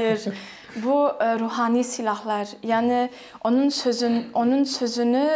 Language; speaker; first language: Turkish; non-native, fluent; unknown